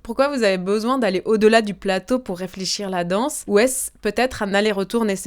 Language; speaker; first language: French; native; French